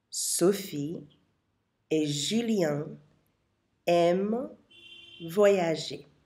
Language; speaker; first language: French; non-native, fluent; English